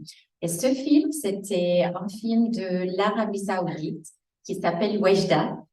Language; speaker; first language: French; non-native, fluent; Arabic